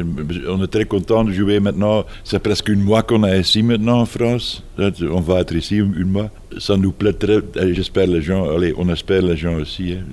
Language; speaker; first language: French; non-native, fluent; Dutch